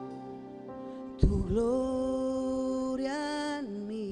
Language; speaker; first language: Spanish; native; Spanish